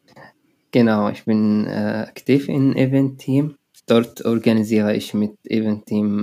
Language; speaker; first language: German; non-native, learner; Arabic